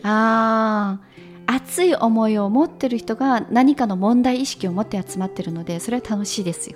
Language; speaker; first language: Japanese; non-native, fluent; Chinese